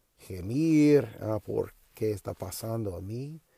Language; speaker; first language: Spanish; non-native, learner; English